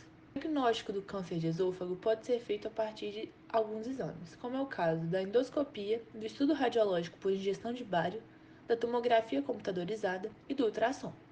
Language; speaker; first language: Portuguese; native; Portuguese